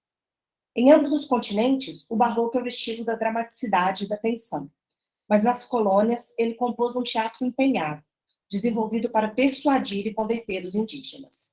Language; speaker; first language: Portuguese; native; Portuguese